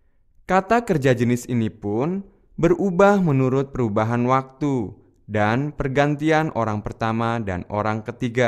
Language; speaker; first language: Indonesian; native; Indonesian